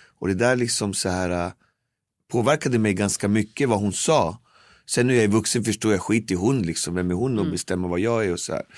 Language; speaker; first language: Swedish; native; Swedish